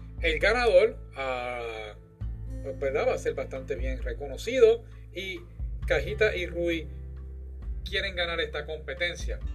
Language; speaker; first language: Spanish; native; Spanish